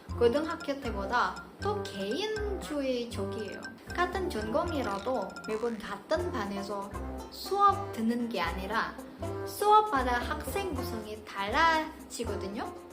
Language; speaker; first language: Korean; non-native, fluent; Indonesian